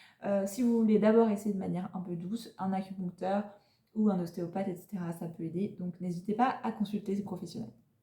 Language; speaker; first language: French; native; French